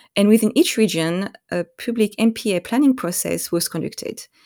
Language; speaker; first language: English; non-native, fluent; French